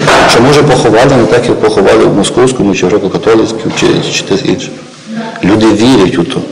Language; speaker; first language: Ukrainian; native; Ukrainian